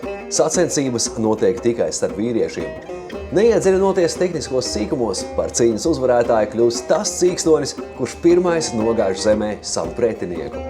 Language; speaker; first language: Latvian; native; Latvian